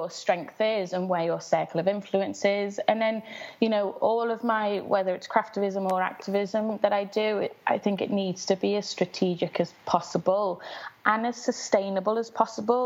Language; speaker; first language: English; native; English